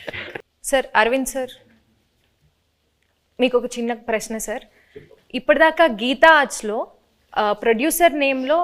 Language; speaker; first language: Telugu; native; Telugu